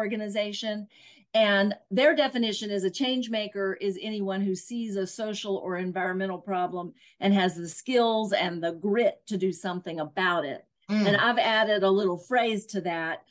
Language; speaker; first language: English; native; English